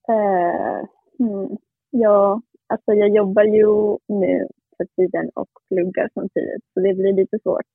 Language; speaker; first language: Swedish; non-native, fluent; Spanish